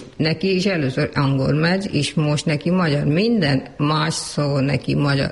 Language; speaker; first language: Hungarian; non-native, learner; Urdu